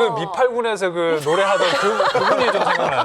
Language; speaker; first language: Korean; native; Korean